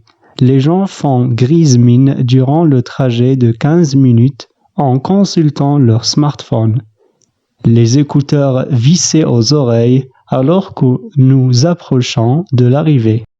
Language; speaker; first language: French; non-native, fluent; Arabic